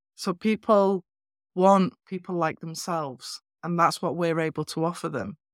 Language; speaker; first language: English; native; English